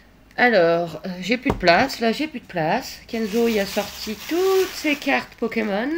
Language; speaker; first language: French; native; French